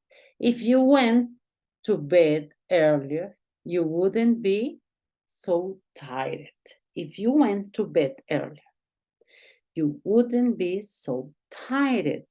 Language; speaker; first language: English; non-native, learner; Spanish